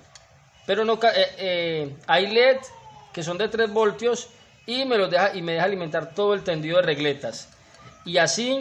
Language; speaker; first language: Spanish; native; Spanish